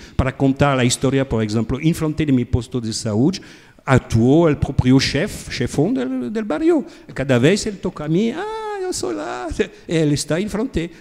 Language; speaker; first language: Portuguese; non-native, learner; French